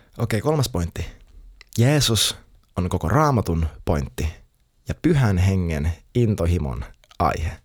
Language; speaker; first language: Finnish; native; Finnish